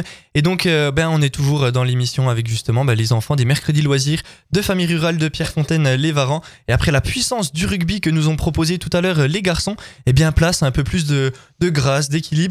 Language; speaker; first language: French; native; French